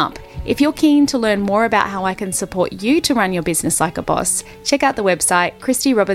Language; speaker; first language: English; native; English